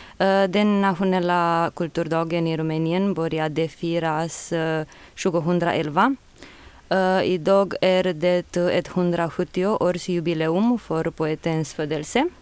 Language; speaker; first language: Swedish; non-native, fluent; Romanian